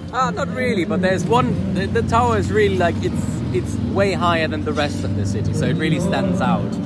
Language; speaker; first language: English; non-native, fluent; German